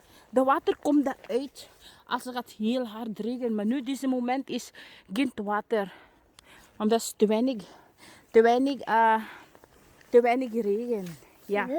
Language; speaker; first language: Dutch; non-native, learner; Filipino